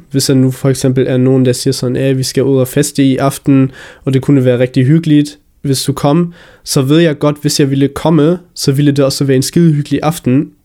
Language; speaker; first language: Danish; early bilingual, heritage; Danish